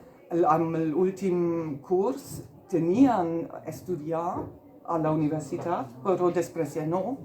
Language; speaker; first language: Catalan; non-native, fluent; German